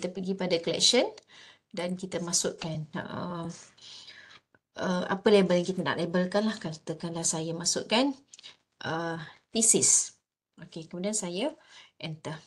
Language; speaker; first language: Malay; native; Malay